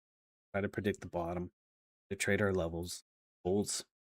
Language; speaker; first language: English; native; English